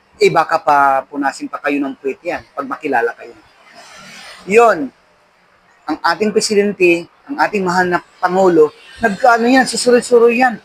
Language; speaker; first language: Filipino; non-native, local second language; Waray